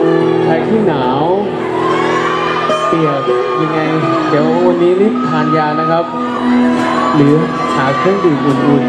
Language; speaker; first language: Thai; native; Thai